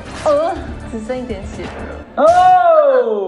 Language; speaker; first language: Chinese; native; Chinese